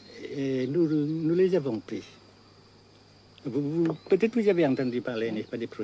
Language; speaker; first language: French; non-native, local second language; Vietnamese